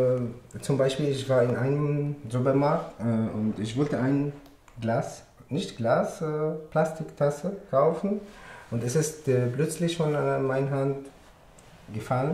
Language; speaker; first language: German; non-native, learner; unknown